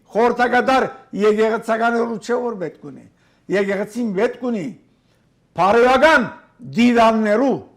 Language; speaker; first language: Armenian; early bilingual, heritage; Armenian